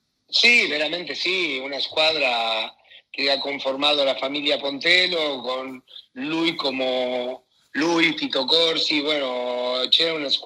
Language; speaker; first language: Italian; non-native, fluent; Spanish